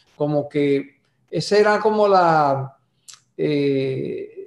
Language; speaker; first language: Spanish; native; Spanish